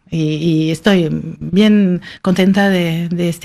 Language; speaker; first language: Spanish; non-native, fluent; French